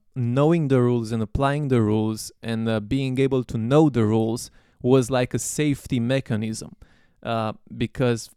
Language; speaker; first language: English; non-native, fluent; Romanian